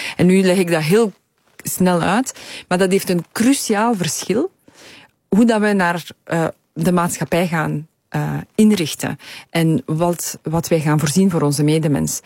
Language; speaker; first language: Dutch; early bilingual, other home language; Polish